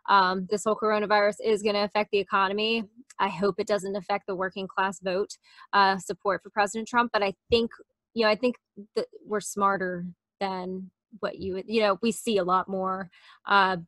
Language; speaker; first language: English; native; English